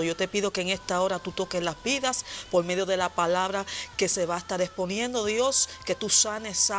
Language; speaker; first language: Spanish; native; Spanish